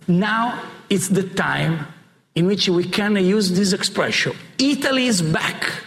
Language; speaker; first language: English; non-native, learner; Italian